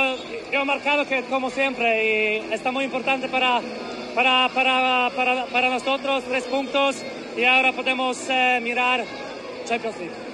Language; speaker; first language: Spanish; non-native, learner; Polish